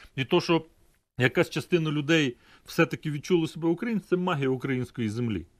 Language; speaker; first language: Ukrainian; native; Ukrainian